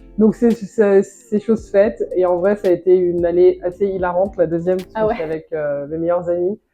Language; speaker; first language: French; native; French